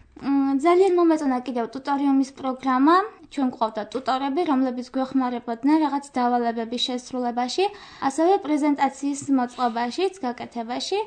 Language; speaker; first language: Georgian; non-native, local second language; Armenian